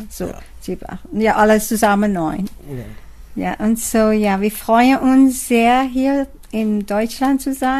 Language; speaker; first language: German; non-native, learner; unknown